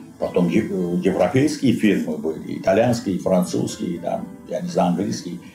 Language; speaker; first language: Russian; non-native, local second language; Azerbaijani